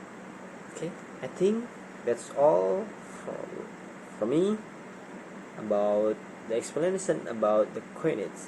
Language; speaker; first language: English; non-native, learner; Indonesian